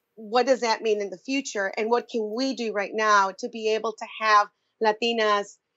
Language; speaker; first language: English; native; English